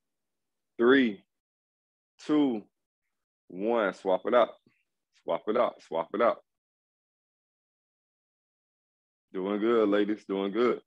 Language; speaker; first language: English; native; English